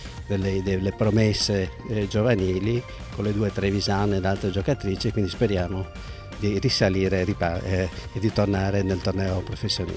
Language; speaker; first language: Italian; native; Italian